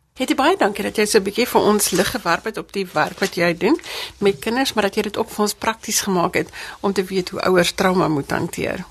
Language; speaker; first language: Afrikaans; native; Afrikaans